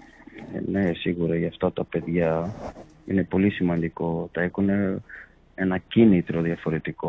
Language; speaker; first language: Greek; non-native, fluent; Portuguese